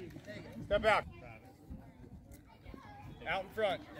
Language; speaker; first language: English; native; English